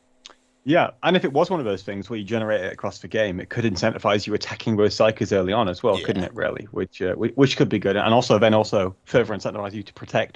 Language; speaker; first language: English; native; English